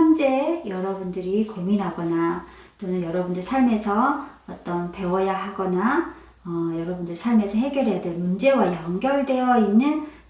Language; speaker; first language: Korean; native; Korean